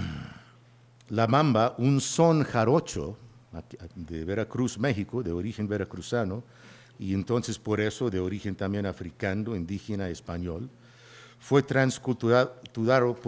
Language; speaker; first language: Spanish; early bilingual, heritage; Spanish